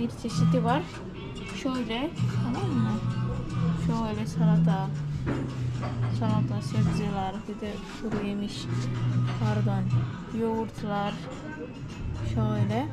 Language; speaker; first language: Turkish; non-native, learner; Indonesian